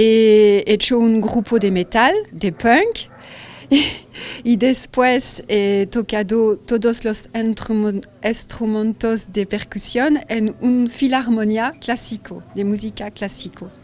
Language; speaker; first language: Spanish; non-native, learner; French